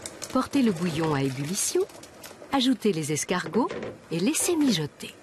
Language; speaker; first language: French; native; French